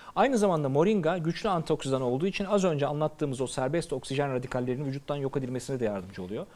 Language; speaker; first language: Turkish; native; Turkish